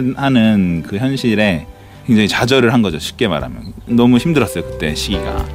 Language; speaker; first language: Korean; native; Korean